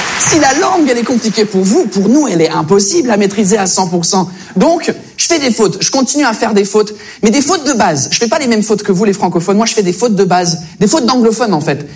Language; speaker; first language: French; early bilingual, other home language; English